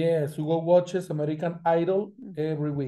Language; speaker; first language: English; non-native, fluent; Spanish